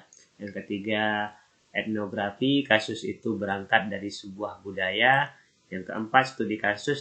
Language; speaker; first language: Indonesian; native; Indonesian